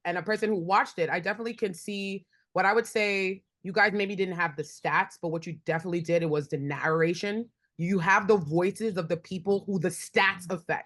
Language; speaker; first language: English; native; English